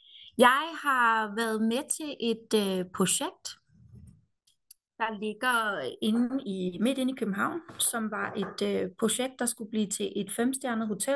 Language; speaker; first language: Danish; native; Danish